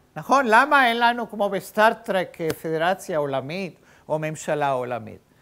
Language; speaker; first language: Hebrew; native; Hebrew